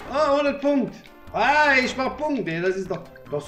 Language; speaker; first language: German; non-native, learner; French